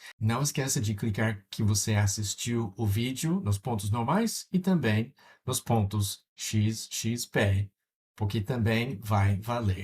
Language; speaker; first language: Portuguese; non-native, fluent; English